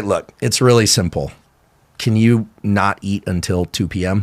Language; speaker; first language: English; native; English